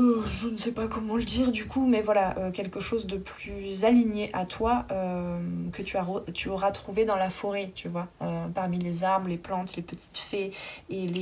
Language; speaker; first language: French; native; French